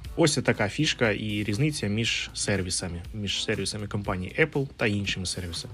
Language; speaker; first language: Ukrainian; non-native, local second language; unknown